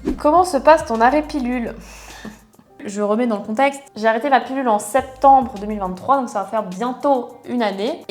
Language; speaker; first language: French; native; French